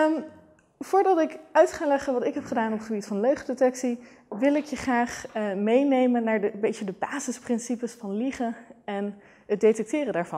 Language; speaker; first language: Dutch; native; Dutch